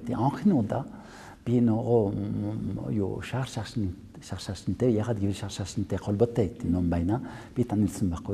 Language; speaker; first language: Mongolian; non-native, fluent; French